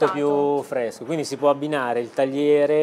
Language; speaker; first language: Italian; native; Italian